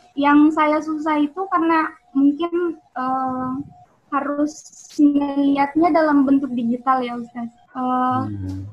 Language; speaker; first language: Indonesian; native; Indonesian